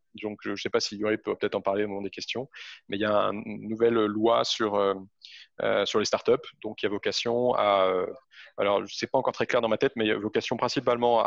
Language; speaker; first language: French; native; French